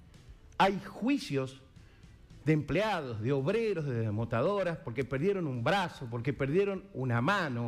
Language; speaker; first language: Spanish; native; Spanish